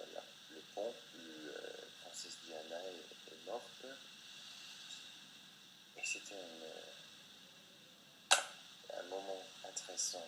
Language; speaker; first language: French; non-native, learner; English